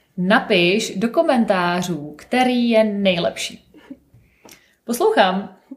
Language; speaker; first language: Czech; native; Czech